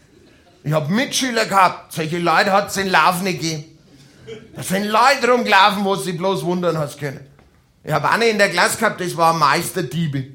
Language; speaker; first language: German; native; German